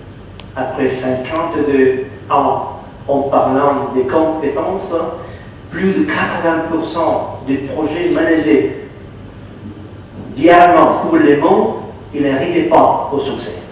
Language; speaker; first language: French; non-native, fluent; Catalan